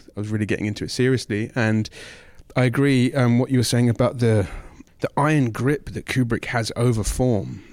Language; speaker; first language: English; native; English